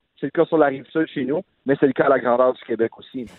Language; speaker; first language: French; native; French